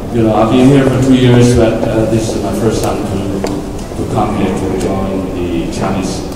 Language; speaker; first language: English; non-native, fluent; Chinese